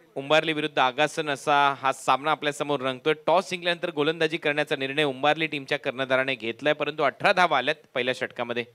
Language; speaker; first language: Marathi; native; Marathi